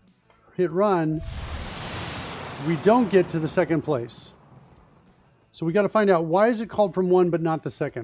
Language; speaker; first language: English; native; English